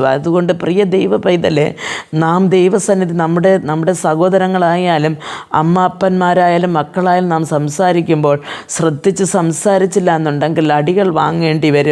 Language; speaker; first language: Malayalam; native; Malayalam